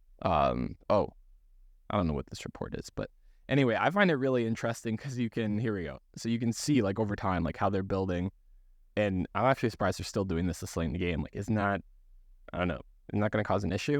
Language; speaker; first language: English; native; English